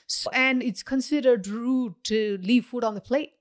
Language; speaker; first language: English; non-native, local second language; Tamil